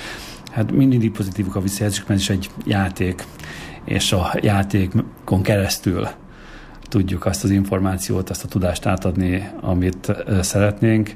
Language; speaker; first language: Hungarian; native; Hungarian